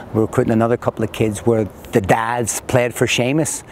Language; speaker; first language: English; native; English